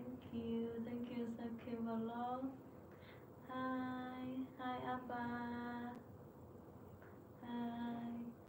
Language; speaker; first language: English; non-native, learner; Vietnamese